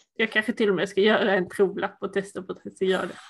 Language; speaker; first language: Swedish; native; Swedish